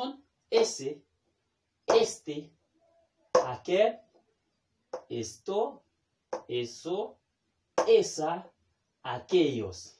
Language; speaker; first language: Spanish; non-native, fluent; Haitian Creole